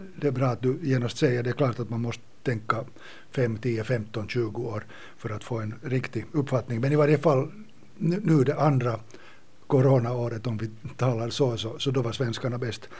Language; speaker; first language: Swedish; native; Swedish